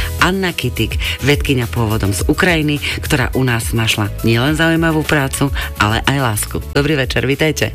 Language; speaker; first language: Slovak; native; Slovak